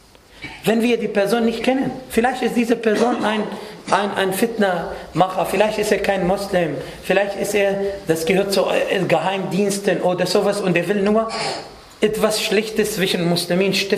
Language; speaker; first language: German; non-native, fluent; Arabic